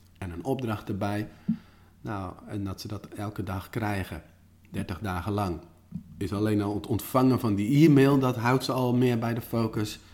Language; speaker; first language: Dutch; native; Dutch